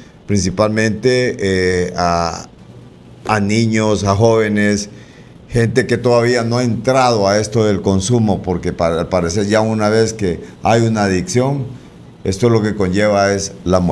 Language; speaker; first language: Spanish; native; Spanish